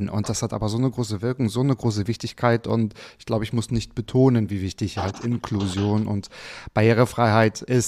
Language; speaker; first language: German; native; German